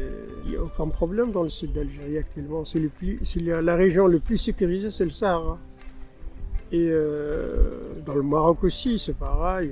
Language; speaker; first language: French; non-native, local second language; Tamasheq